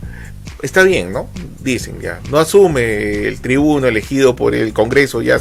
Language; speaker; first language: Spanish; native; Spanish